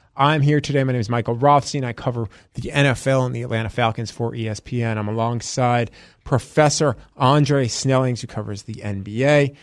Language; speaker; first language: English; native; English